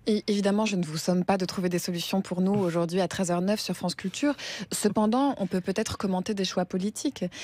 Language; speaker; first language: French; native; French